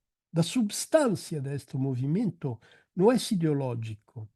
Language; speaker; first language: Spanish; non-native, fluent; Italian